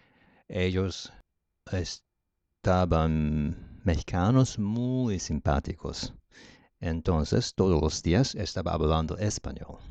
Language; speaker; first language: Spanish; non-native, learner; Japanese